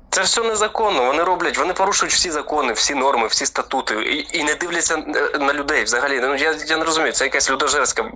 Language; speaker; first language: Ukrainian; native; Ukrainian